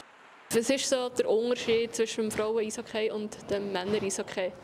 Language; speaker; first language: German; native; German